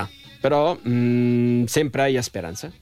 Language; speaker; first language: Catalan; non-native, fluent; Riffian